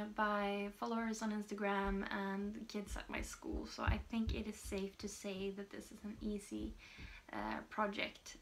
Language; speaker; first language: English; non-native, fluent; Swedish